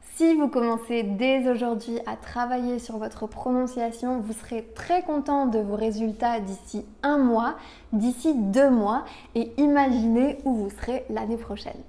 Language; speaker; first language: French; native; French